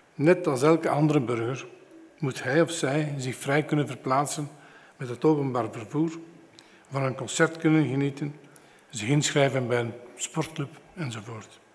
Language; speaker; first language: Dutch; native; Dutch